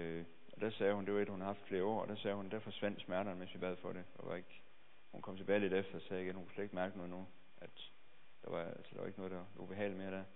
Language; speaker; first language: Danish; native; Danish